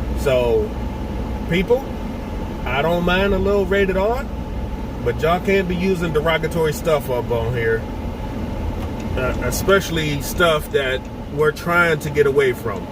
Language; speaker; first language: English; native; English